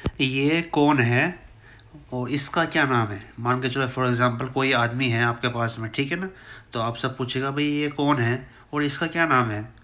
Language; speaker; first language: Urdu; native; Urdu